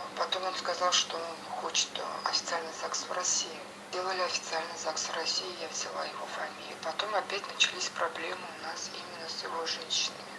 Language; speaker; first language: Russian; native; Russian